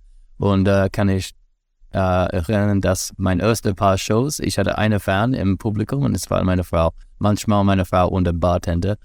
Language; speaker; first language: German; non-native, fluent; English